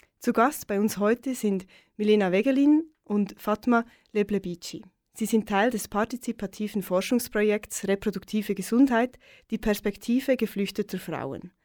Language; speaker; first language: German; native; German